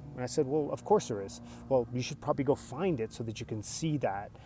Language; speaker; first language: English; early bilingual, other home language; Spanish